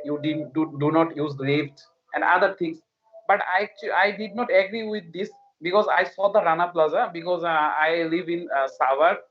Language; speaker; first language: English; non-native, learner; Bangla